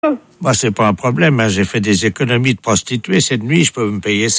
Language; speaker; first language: French; native; French